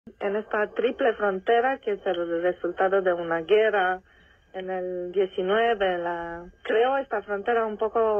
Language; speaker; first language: Spanish; non-native, fluent; Romanian